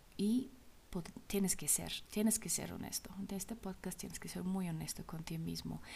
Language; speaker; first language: Spanish; non-native, fluent; German